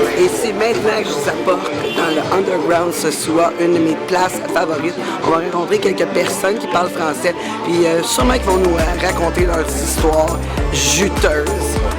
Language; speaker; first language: French; native; French